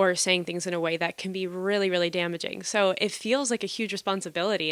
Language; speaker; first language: English; native; English